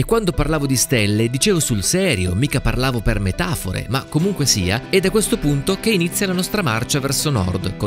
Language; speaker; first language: Italian; native; Italian